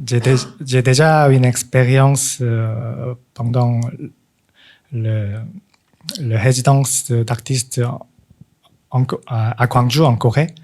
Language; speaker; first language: French; non-native, fluent; Korean